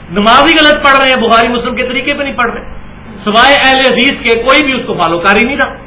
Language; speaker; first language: Urdu; non-native, local second language; Punjabi